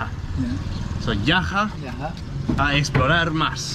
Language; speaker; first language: Spanish; non-native, fluent; Danish